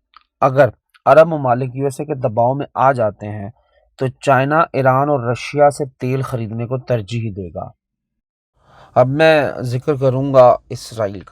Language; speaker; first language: Urdu; native; Urdu